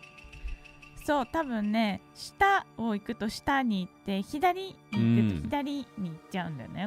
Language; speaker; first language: Japanese; native; Japanese